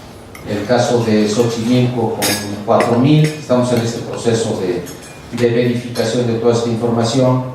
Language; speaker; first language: Spanish; native; Spanish